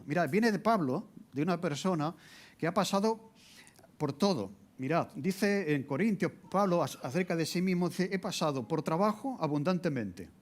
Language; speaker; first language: Spanish; native; Spanish